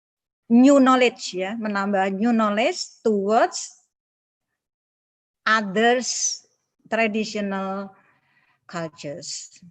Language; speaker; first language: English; non-native, fluent; Indonesian